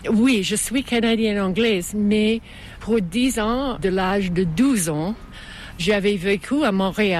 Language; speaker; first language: French; non-native, fluent; English